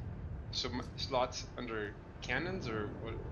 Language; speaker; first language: English; native; English